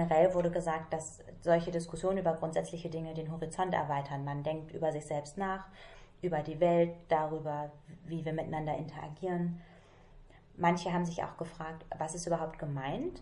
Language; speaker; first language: German; native; German